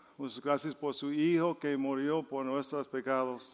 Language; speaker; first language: Spanish; non-native, learner; English